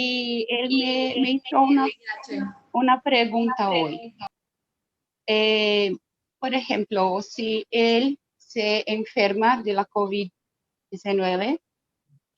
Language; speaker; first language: Spanish; non-native, fluent; Portuguese